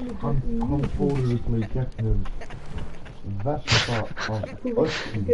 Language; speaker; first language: Icelandic; early bilingual, heritage; Icelandic